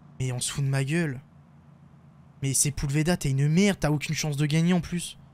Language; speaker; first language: French; native; French